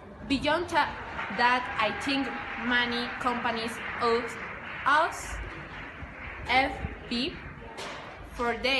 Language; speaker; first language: English; non-native, learner; Spanish